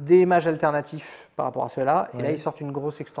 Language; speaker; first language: French; native; French